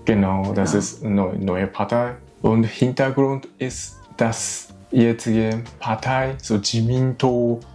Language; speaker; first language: German; non-native, learner; Japanese